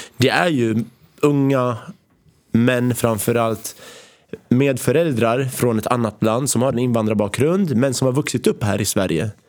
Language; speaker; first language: Swedish; early bilingual, other home language; Arabic